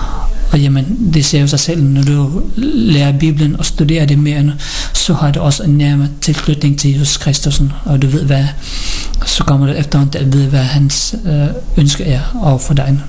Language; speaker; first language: Danish; early bilingual, other home language; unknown